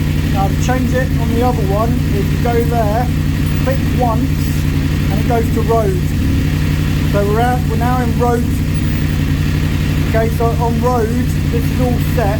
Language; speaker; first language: English; native; English